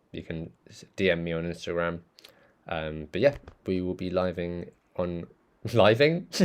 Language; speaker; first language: English; early bilingual, other home language; Tamil